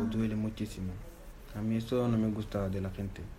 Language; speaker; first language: Spanish; non-native, learner; Fula